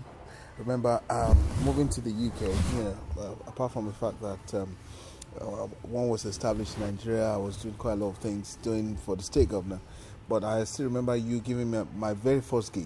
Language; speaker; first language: English; non-native, local second language; Yoruba